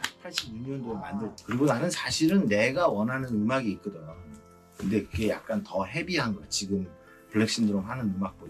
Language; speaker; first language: Korean; native; Korean